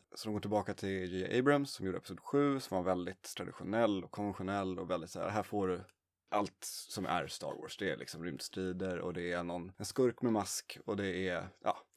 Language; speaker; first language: Swedish; native; Swedish